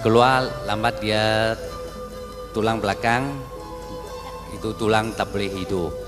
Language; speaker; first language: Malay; non-native, local second language; Chinese